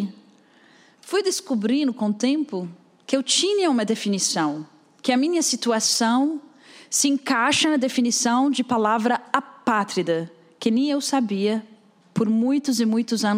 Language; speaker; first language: Portuguese; non-native, fluent; Arabic